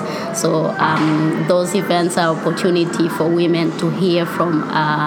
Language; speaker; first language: English; non-native, local second language; Kinyarwanda